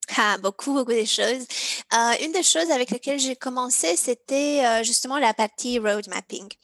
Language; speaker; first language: French; non-native, fluent; Romanian